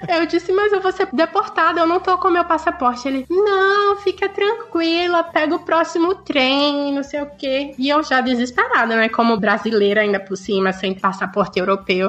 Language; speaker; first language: Portuguese; native; Portuguese